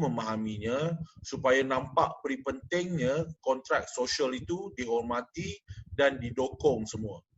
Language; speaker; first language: Malay; native; Malay